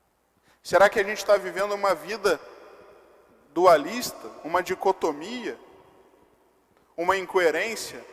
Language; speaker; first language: Portuguese; native; Portuguese